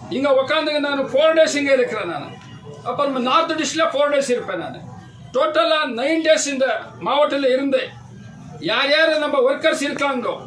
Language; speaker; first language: Tamil; non-native, learner; Kannada